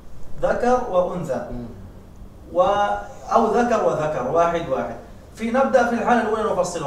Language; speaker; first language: Arabic; native; Arabic